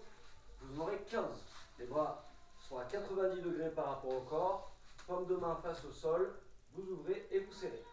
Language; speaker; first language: French; native; French